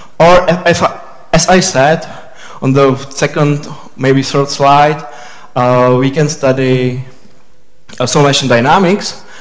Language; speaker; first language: English; non-native, fluent; Czech